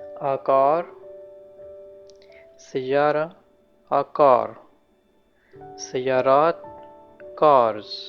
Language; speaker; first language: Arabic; non-native, learner; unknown